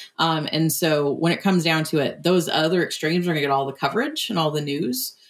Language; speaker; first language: English; native; English